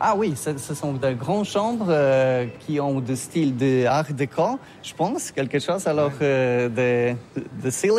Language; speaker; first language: French; non-native, fluent; Polish